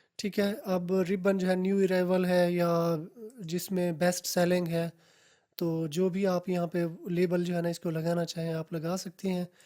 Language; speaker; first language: Urdu; non-native, local second language; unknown